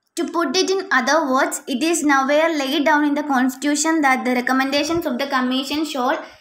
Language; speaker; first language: English; non-native, local second language; Malayalam